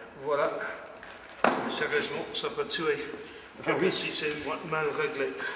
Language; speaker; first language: French; non-native, fluent; English